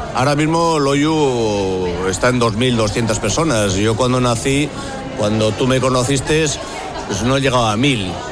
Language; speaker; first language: Spanish; non-native, local second language; Basque